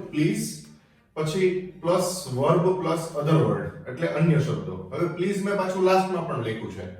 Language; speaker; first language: Gujarati; native; Gujarati